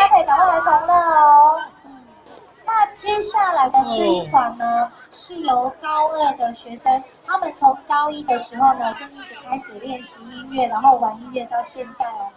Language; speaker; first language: Chinese; native; Chinese